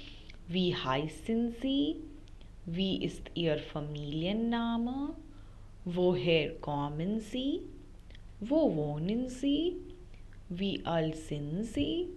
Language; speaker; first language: German; non-native, fluent; Hindi